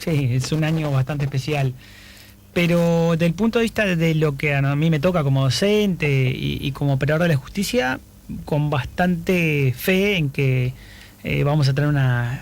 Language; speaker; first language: Spanish; native; Spanish